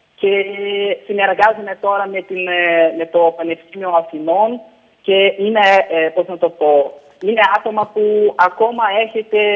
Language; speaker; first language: Greek; non-native, fluent; Portuguese